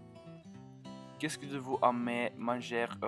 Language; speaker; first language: French; non-native, learner; Norwegian